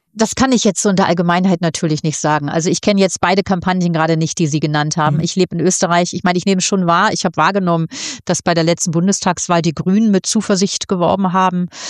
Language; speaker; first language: German; native; German